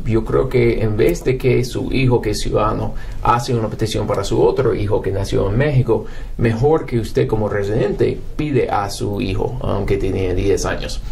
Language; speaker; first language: Spanish; non-native, fluent; English